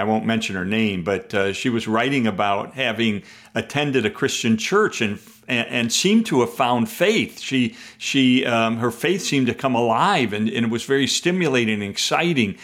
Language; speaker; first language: English; native; English